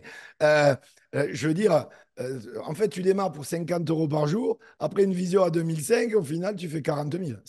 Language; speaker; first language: French; native; French